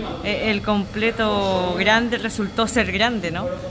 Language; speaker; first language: Spanish; native; Spanish